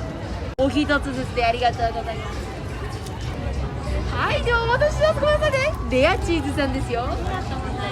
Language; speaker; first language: Japanese; non-native, fluent; Korean